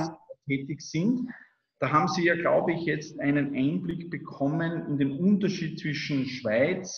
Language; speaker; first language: German; native; German